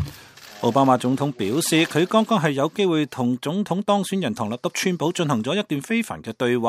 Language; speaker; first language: Chinese; non-native, local second language; Cantonese